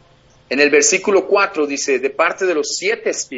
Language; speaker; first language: Spanish; native; Spanish